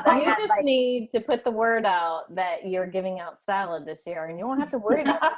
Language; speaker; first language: English; native; English